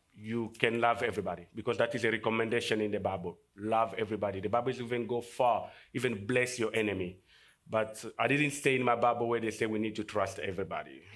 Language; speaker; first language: English; non-native, fluent; Lingala